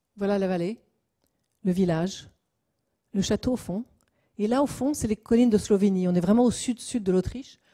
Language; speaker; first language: French; native; French